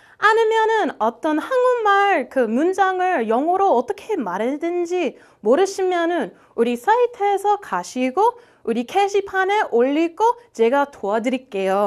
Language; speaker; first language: Korean; non-native, learner; English